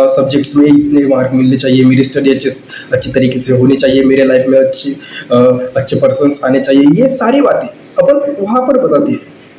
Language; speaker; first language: Hindi; non-native, local second language; Marathi